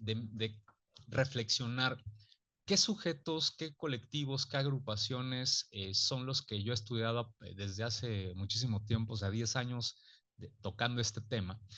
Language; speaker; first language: Spanish; native; Spanish